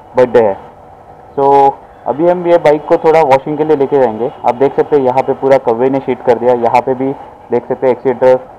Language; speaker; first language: Hindi; non-native, local second language; Marathi